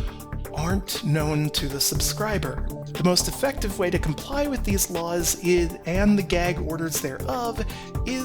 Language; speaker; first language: English; native; English